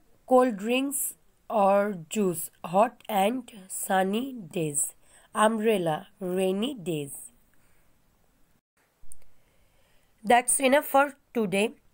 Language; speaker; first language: English; non-native, local second language; Bangla